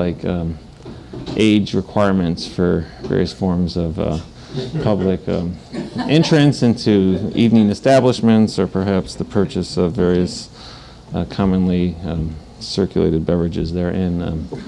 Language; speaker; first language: English; native; English